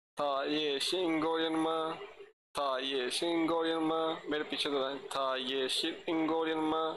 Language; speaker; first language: Urdu; native; Urdu